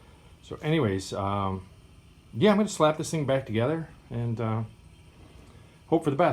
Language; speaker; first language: English; native; English